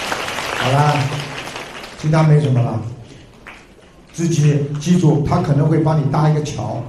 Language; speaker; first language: Chinese; native; Chinese